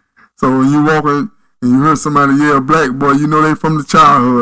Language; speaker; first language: English; native; English